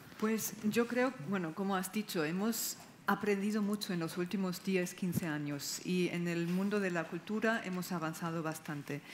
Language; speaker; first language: Spanish; non-native, fluent; German